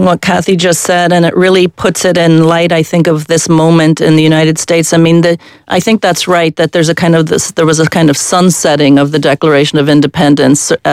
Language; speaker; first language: English; native; English